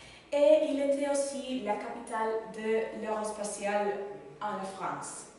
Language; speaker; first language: French; non-native, learner; Spanish